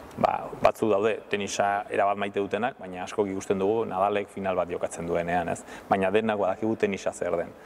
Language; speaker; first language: Basque; native; Basque